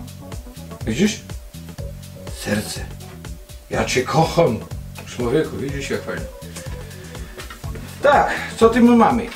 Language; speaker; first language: Polish; non-native, learner; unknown